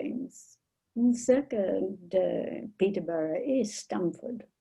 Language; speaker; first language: Spanish; non-native, learner; English